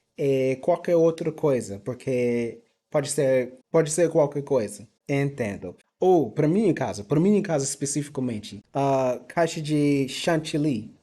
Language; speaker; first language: Portuguese; non-native, fluent; English